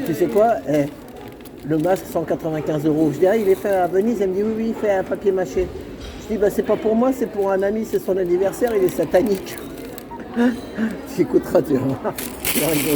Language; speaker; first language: French; native; French